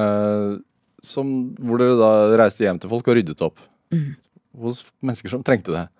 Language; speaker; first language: Norwegian; native; Norwegian